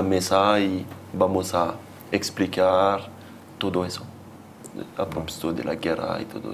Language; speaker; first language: Spanish; non-native, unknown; French